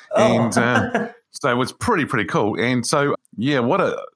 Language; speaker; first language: English; native; English